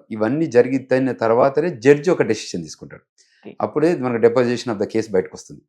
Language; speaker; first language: Telugu; native; Telugu